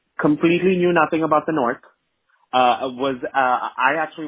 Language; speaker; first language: English; non-native, local second language; Malayalam